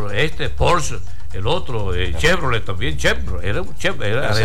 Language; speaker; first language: Spanish; native; Spanish